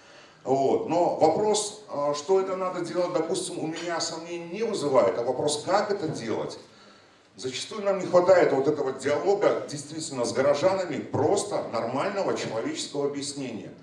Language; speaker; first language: Russian; native; Russian